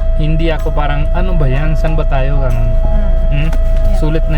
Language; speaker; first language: Filipino; non-native, learner; Punjabi